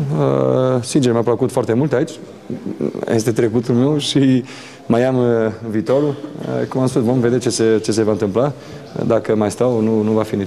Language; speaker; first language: Romanian; non-native, fluent; Portuguese